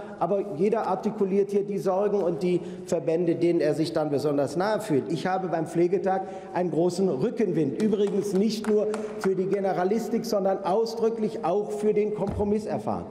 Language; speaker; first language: German; native; German